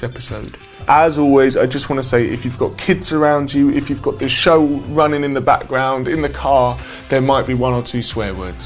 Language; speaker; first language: English; native; English